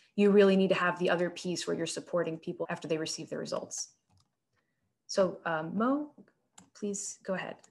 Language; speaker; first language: English; native; English